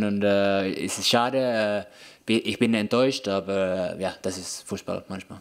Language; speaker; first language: German; non-native, fluent; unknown